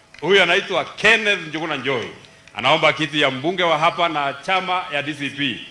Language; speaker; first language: Swahili; non-native, local second language; Kikuyu